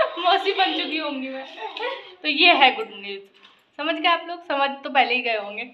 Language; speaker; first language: Hindi; native; Hindi